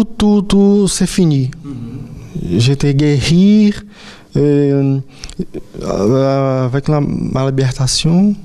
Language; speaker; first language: French; non-native, fluent; Portuguese